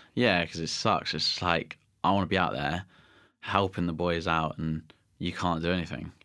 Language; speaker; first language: English; native; English